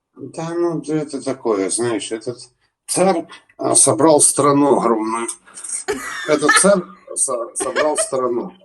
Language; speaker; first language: Russian; native; Russian